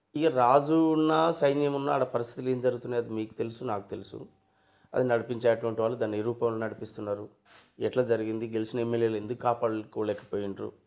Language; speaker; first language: Telugu; native; Telugu